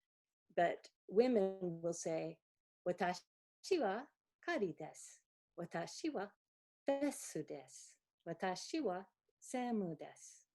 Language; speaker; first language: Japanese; non-native, fluent; English